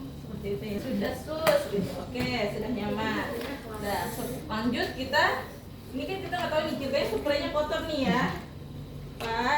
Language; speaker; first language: Indonesian; native; Indonesian